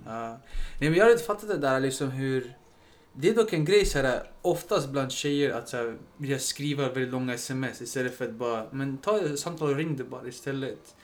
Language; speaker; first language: Swedish; early bilingual, other home language; Spanish